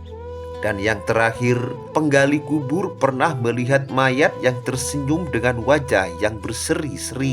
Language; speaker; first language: Indonesian; native; Indonesian